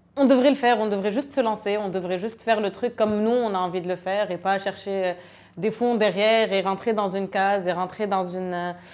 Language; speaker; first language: French; non-native, local second language; Arabic